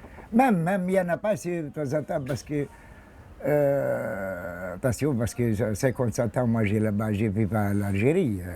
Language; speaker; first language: French; non-native, learner; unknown